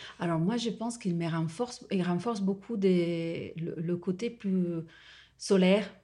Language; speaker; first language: French; non-native, fluent; Italian